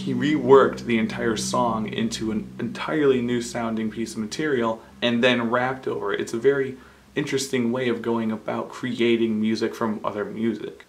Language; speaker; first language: English; native; English